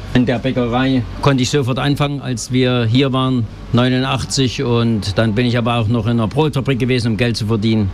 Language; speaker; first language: German; native; German